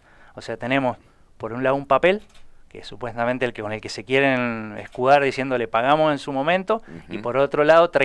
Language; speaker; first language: Spanish; native; Spanish